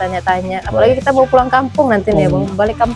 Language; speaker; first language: Indonesian; native; Indonesian